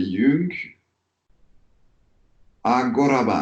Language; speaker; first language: Hungarian; non-native, learner; French